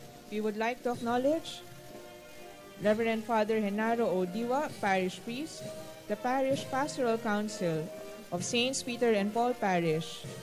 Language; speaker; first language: English; non-native, local second language; Filipino